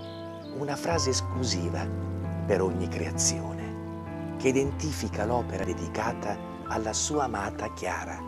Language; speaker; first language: Italian; native; Italian